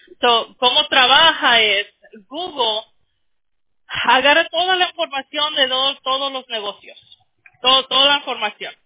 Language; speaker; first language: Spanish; early bilingual, heritage; Spanish